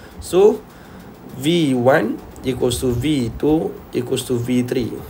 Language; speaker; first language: English; non-native, local second language; Malay